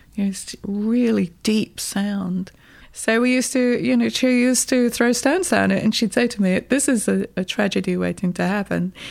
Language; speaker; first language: English; native; English